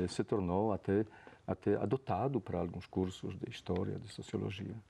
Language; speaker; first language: Portuguese; non-native, fluent; Polish